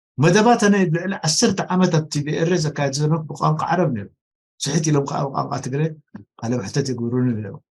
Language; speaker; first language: Tigrinya; non-native, local second language; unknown